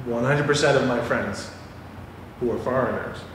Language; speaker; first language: English; native; English